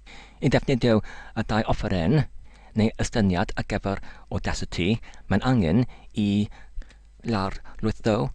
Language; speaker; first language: Welsh; non-native, learner; English